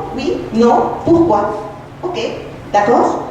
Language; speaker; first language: French; non-native, fluent; Spanish